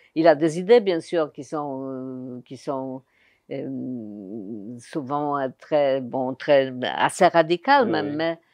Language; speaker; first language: French; non-native, fluent; Polish